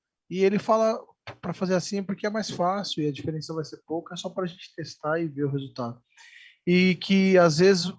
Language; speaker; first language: Portuguese; native; Portuguese